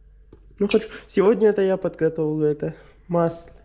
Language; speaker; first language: Russian; non-native, learner; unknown